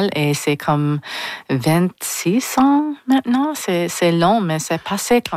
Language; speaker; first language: French; non-native, learner; English